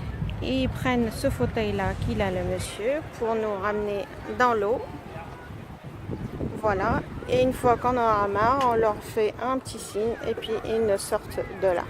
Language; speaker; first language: French; native; French